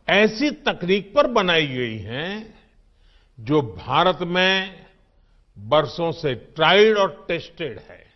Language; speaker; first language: Hindi; non-native, local second language; Gujarati